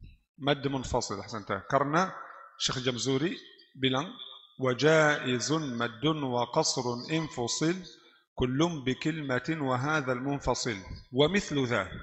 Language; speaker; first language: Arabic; non-native, fluent; Indonesian